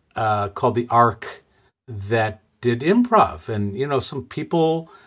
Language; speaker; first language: English; native; English